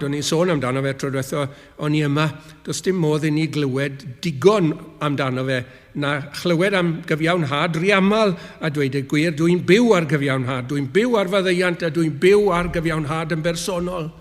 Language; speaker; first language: Welsh; native; Welsh